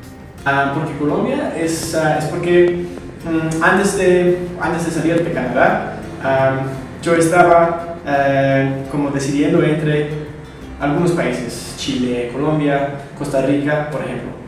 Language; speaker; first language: Spanish; non-native, fluent; English